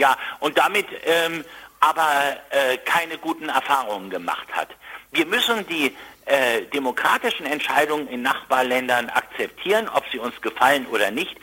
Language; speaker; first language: German; native; German